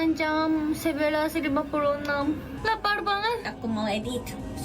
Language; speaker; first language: Indonesian; non-native, learner; Japanese